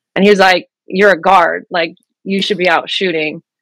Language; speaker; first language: English; early bilingual, other home language; French